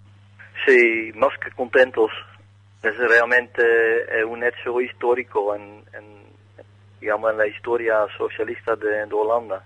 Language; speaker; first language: Spanish; non-native, fluent; Dutch